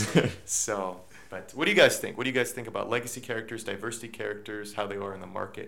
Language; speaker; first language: English; native; English